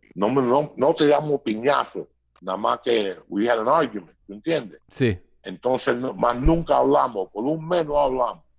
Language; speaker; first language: Spanish; early bilingual, heritage; Spanish